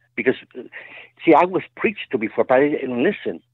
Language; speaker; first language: English; native; English